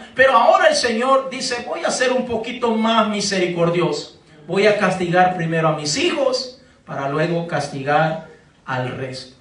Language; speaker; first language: Spanish; native; Spanish